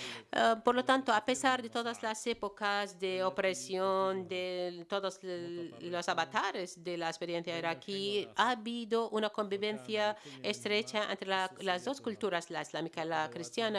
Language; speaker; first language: Spanish; non-native, fluent; Arabic